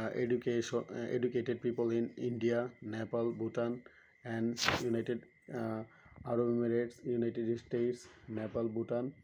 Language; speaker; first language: English; non-native, learner; Bangla